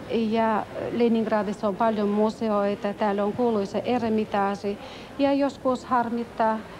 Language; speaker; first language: Finnish; early bilingual, heritage; Finnish